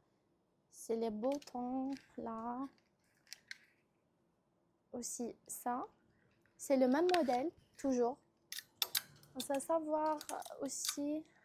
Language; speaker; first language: French; non-native, local second language; Arabic